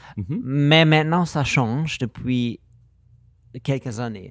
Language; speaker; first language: French; non-native, learner; German